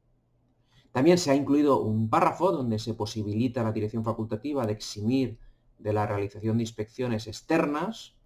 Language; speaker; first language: Spanish; native; Spanish